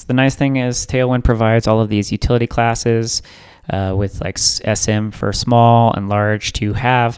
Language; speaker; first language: English; native; English